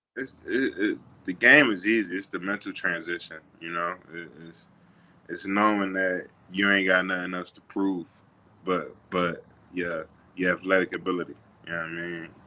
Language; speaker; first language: English; native; English